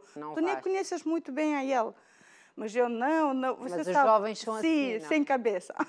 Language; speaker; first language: Portuguese; non-native, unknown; Romanian